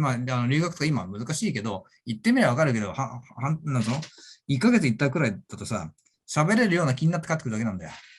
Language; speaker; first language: Japanese; native; Japanese